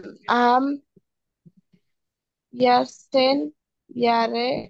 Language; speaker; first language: German; non-native, learner; Bangla